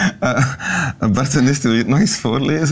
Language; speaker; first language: Dutch; native; Dutch